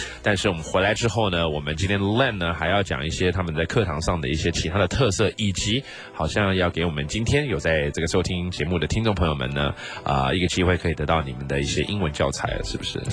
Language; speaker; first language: Chinese; native; Chinese